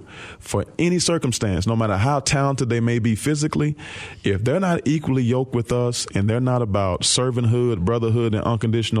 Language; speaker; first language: English; native; English